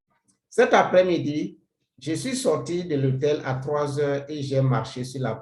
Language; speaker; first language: French; non-native, fluent; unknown